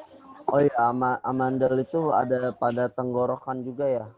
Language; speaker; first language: Indonesian; native; Indonesian